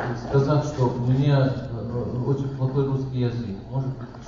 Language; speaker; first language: Russian; non-native, learner; Persian